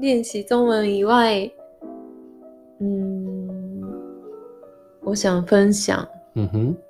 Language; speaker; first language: Chinese; non-native, learner; Japanese